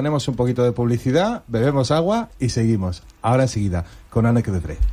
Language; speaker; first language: Spanish; native; Spanish